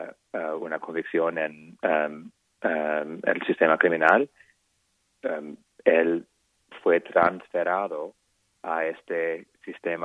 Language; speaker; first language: Spanish; non-native, fluent; English